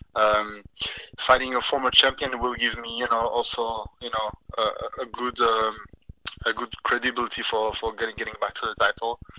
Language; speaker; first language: English; non-native, fluent; French